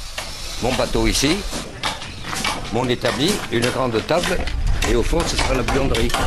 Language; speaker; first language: French; native; French